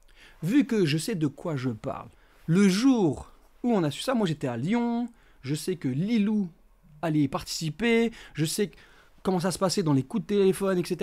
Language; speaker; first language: French; native; French